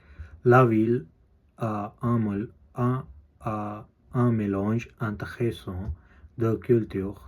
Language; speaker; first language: French; non-native, learner; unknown